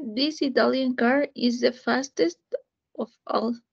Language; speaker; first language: English; non-native, learner; Spanish